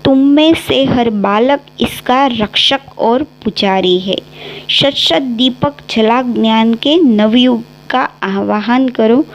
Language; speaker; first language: Hindi; non-native, local second language; Gujarati